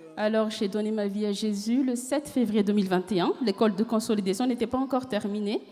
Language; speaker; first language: French; non-native, local second language; Malagasy